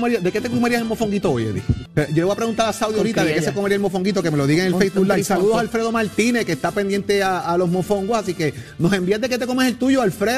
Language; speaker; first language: Spanish; native; Spanish